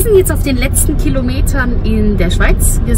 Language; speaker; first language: German; native; German